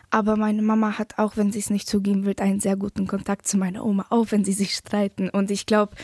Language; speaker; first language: German; early bilingual, other home language; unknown